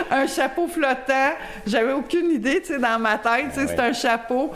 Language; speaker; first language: French; native; French